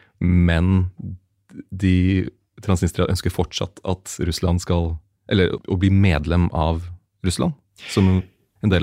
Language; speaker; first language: Norwegian; native; Norwegian